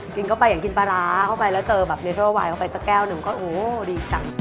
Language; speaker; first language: Thai; non-native, local second language; Lao